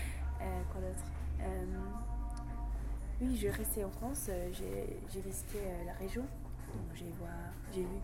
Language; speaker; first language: French; non-native, learner; English